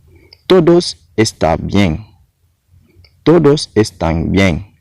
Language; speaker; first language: Spanish; non-native, learner; Haitian Creole